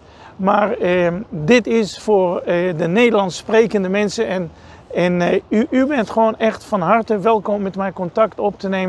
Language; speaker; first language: Dutch; non-native, fluent; Hebrew